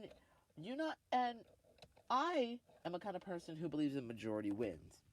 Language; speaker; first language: English; native; English